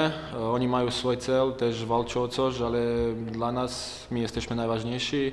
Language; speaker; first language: Polish; non-native, fluent; Croatian